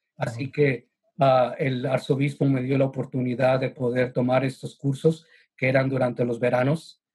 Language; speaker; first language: Spanish; native; Spanish